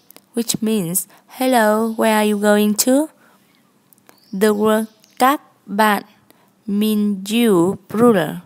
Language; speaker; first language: English; non-native, learner; Vietnamese